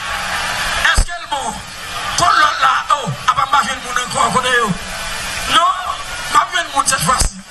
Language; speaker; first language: French; non-native, local second language; Haitian Creole